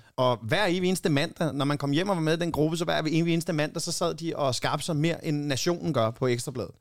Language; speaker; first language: Danish; native; Danish